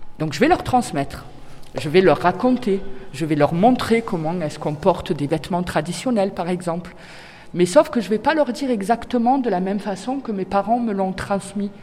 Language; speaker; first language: French; native; French